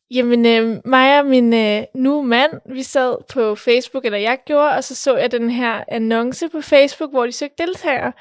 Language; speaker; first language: Danish; early bilingual, other home language; Spanish